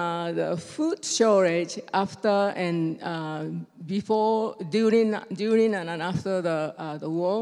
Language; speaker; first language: English; non-native, fluent; Japanese